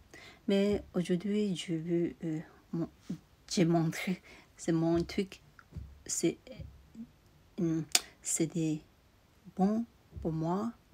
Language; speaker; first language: French; non-native, learner; Tibetan